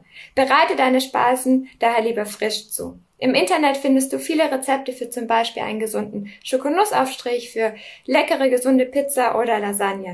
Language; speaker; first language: German; native; German